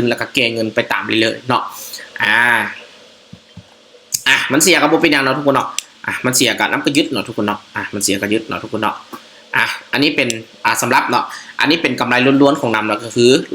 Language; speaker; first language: Thai; non-native, local second language; Northeastern Thai